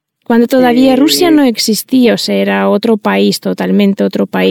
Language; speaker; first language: Spanish; non-native, fluent; Russian